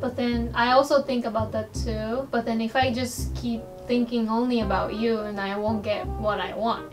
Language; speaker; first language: English; non-native, fluent; Japanese